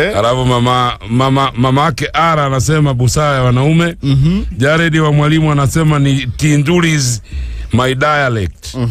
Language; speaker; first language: Swahili; non-native, local second language; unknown